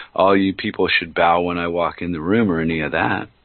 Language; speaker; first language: English; native; English